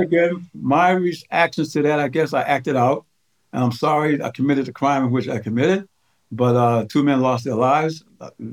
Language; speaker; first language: English; native; English